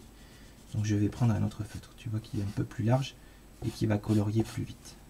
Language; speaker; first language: French; native; French